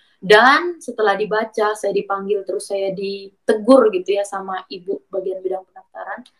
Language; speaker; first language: Indonesian; native; Indonesian